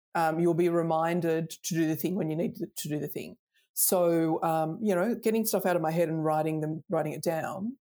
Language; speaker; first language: English; native; English